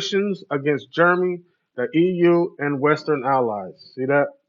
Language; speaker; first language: English; native; English